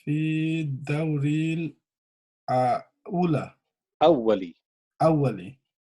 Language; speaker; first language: Arabic; non-native, learner; Bangla